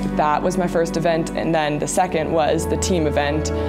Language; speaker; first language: English; native; English